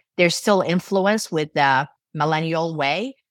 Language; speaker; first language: English; non-native, fluent; Arabic